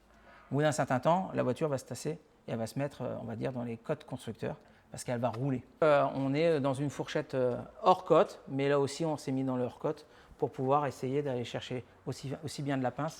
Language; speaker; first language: French; native; French